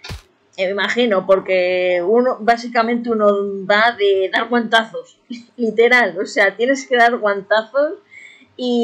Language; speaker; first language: Spanish; native; Spanish